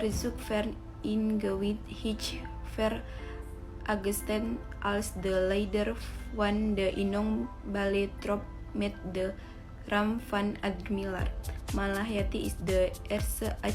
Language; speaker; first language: Dutch; non-native, learner; Indonesian